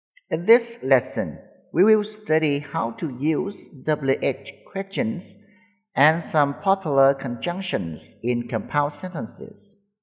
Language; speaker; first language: English; non-native, fluent; Vietnamese